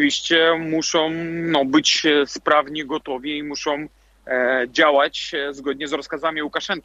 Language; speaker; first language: Polish; non-native, fluent; Belarusian